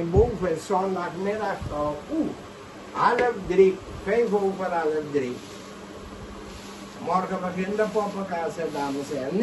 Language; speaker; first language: Dutch; non-native, local second language; Caribbean Hindustani